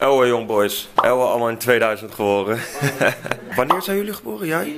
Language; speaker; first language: Dutch; native; Dutch